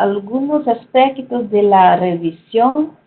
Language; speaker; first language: Spanish; non-native, fluent; Portuguese